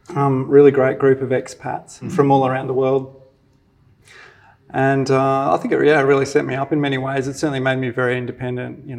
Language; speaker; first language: English; native; English